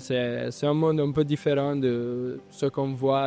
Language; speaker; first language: French; non-native, fluent; Italian